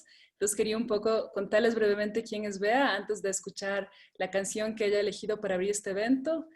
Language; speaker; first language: Spanish; native; Spanish